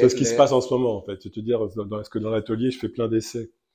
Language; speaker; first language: French; native; French